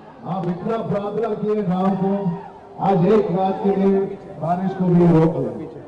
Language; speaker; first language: Hindi; non-native, local second language; Telugu